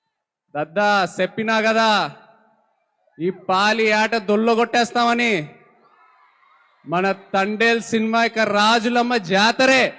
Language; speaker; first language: Telugu; native; Telugu